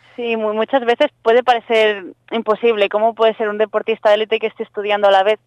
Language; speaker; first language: Spanish; native; Spanish